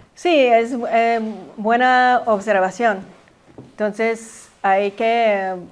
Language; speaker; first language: Spanish; early bilingual, heritage; Spanish